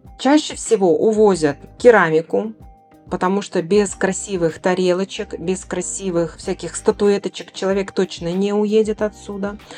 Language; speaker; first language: Russian; native; Russian